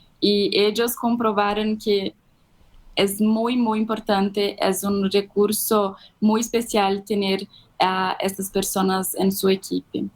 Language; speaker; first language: Spanish; non-native, fluent; Portuguese